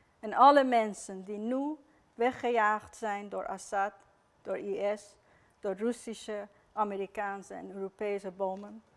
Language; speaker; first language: Dutch; non-native, fluent; Persian